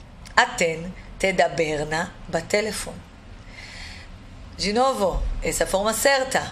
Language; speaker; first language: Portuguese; non-native, fluent; Hebrew